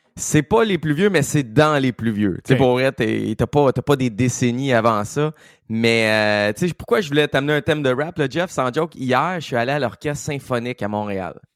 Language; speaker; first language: French; native; French